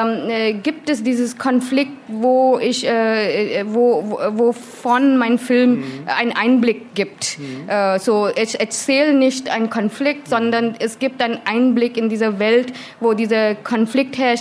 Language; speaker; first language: German; non-native, learner; Hindi